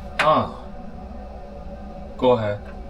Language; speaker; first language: English; non-native, learner; Korean